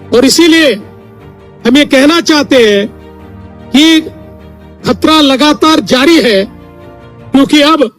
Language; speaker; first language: Hindi; non-native, local second language; Marathi